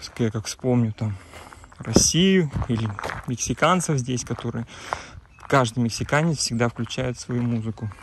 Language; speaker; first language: Russian; native; Russian